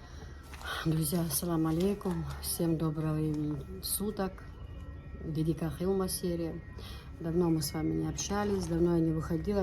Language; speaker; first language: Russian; non-native, local second language; Chechen